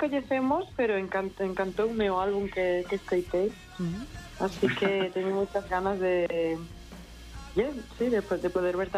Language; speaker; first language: Galician; non-native, local second language; Spanish